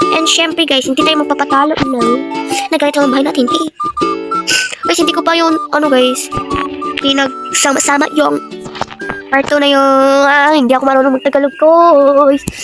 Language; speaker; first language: Filipino; non-native, local second language; Cebuano